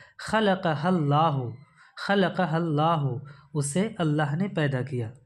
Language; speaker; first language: Urdu; native; Urdu